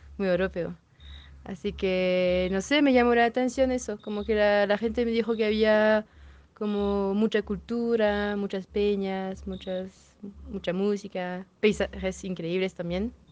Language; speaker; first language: Spanish; non-native, fluent; French